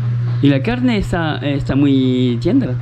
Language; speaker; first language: Spanish; non-native, learner; French